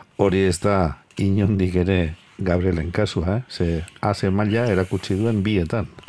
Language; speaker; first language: Basque; native; Basque